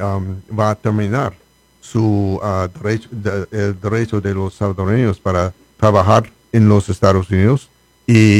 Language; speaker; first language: Spanish; non-native, learner; English